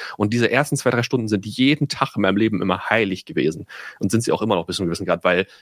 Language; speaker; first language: German; native; German